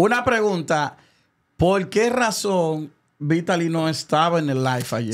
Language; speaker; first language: Spanish; native; Spanish